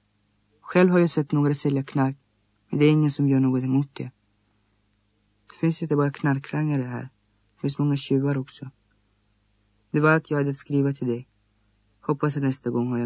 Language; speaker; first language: Swedish; early bilingual, other home language; Greek